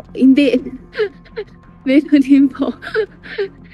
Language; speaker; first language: Filipino; non-native, learner; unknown